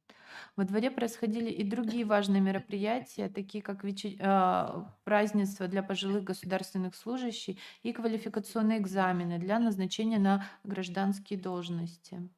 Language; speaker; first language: Russian; native; Russian